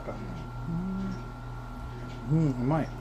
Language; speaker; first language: Japanese; non-native, fluent; Swedish